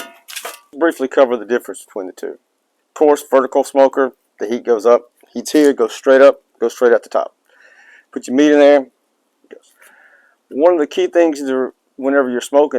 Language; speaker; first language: English; native; English